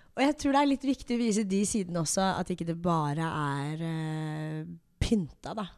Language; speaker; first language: Norwegian; early bilingual, other home language; English